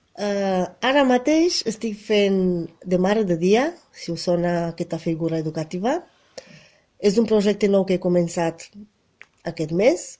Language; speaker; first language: Catalan; non-native, fluent; Romanian